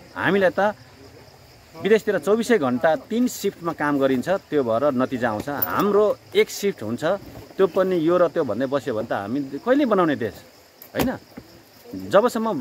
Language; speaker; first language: Nepali; native; Nepali